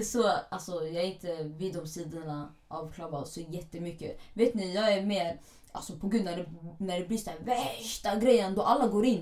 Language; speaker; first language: Swedish; early bilingual, other home language; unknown